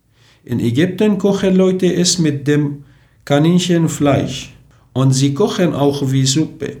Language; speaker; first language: German; non-native, learner; Arabic